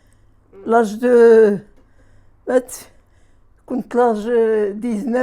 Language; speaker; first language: French; non-native, learner; Arabic